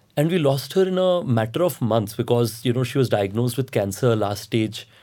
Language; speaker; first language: English; non-native, local second language; Hindi